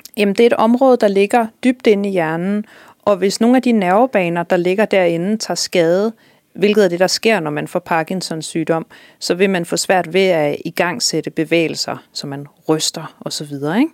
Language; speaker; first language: Danish; native; Danish